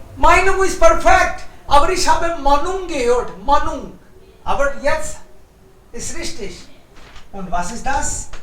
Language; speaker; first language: German; non-native, fluent; Hindi